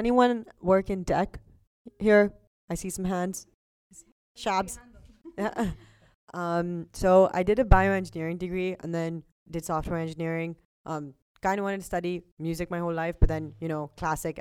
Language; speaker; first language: English; non-native, local second language; Urdu